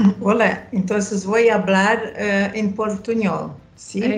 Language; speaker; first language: Spanish; non-native, learner; Portuguese